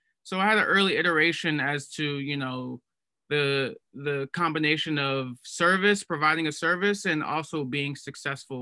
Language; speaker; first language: English; native; English